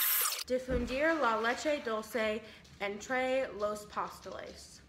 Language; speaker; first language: Spanish; non-native, learner; English